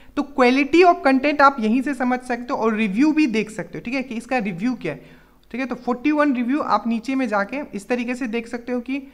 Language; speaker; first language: Hindi; native; Hindi